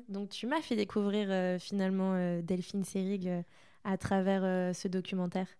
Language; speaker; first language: French; native; French